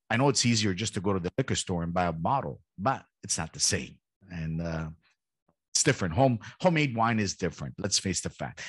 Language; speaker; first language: English; early bilingual, heritage; Italian